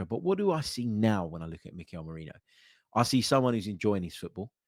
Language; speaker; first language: English; native; English